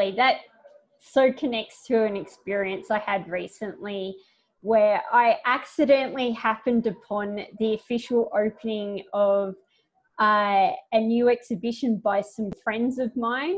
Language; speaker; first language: English; native; English